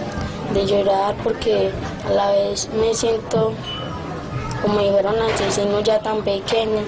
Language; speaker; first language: Spanish; native; Spanish